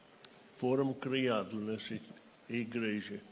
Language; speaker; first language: Portuguese; non-native, fluent; English